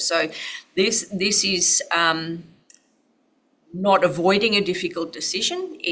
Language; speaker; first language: English; native; English